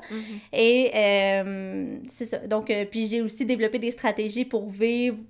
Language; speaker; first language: French; native; French